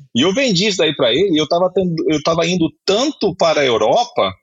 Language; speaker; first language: Portuguese; native; Portuguese